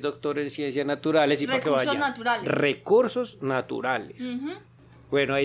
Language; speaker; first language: Spanish; native; Spanish